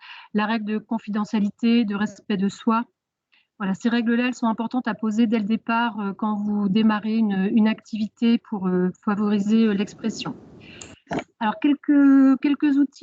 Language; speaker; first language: French; native; French